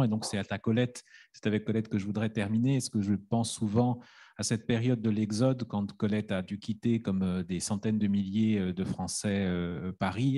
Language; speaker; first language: French; native; French